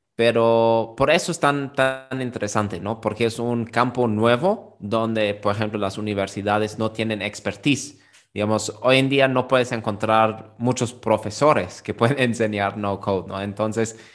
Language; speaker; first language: Spanish; non-native, fluent; German